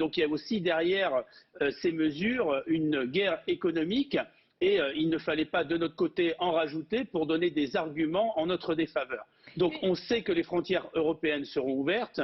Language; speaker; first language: French; native; French